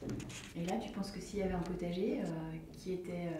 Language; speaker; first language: French; native; French